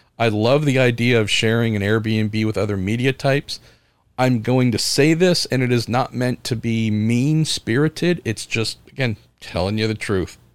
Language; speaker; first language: English; native; English